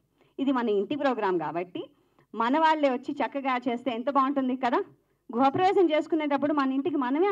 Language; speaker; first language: Telugu; native; Telugu